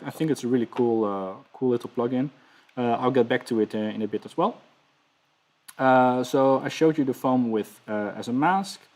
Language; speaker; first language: English; non-native, fluent; Dutch